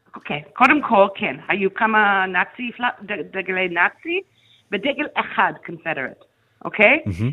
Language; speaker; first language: Hebrew; non-native, fluent; English